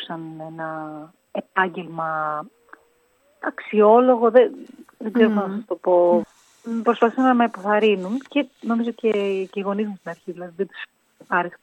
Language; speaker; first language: Greek; native; Greek